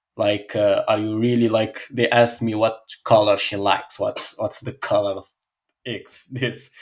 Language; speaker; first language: English; non-native, fluent; Arabic